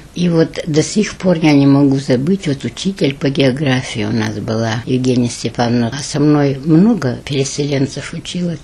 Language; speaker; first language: Russian; non-native, local second language; German